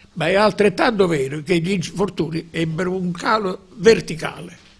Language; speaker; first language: Italian; native; Italian